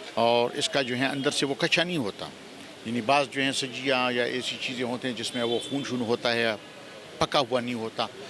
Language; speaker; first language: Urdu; non-native, local second language; Pashto